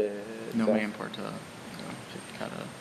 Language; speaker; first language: Spanish; non-native, learner; English